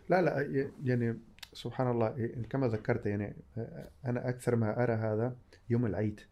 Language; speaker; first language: Arabic; non-native, fluent; Spanish